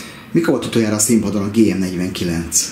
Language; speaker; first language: Hungarian; native; Hungarian